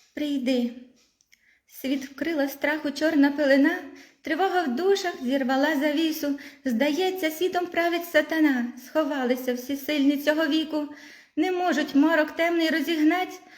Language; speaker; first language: Ukrainian; native; Ukrainian